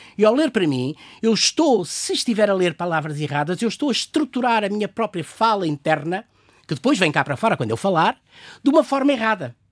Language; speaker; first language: Portuguese; native; Portuguese